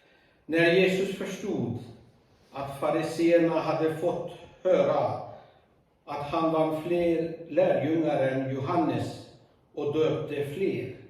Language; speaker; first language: Swedish; non-native, fluent; Urdu